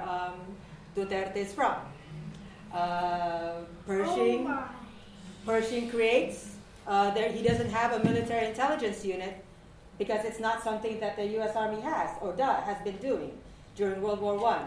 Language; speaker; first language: English; non-native, local second language; Waray